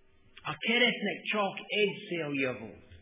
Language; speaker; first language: Hungarian; non-native, learner; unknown